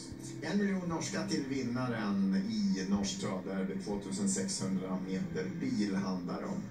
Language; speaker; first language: Swedish; native; Swedish